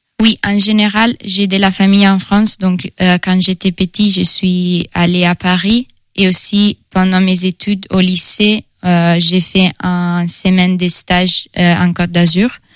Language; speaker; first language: French; non-native, fluent; Italian